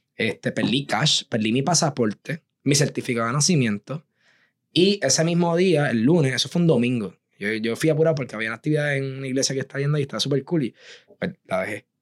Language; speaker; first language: Spanish; native; Spanish